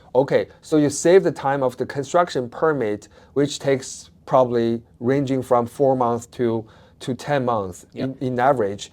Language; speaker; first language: English; non-native, fluent; Chinese